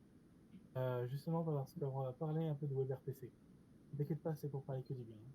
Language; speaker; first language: French; native; French